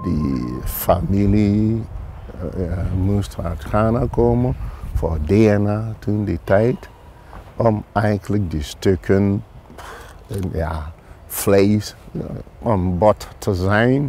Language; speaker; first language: Dutch; non-native, fluent; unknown